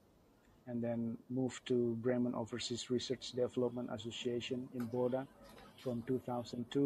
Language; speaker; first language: English; non-native, fluent; Indonesian